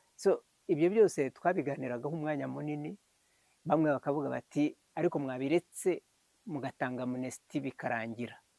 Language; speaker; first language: Kinyarwanda; early bilingual, heritage; Kinyarwanda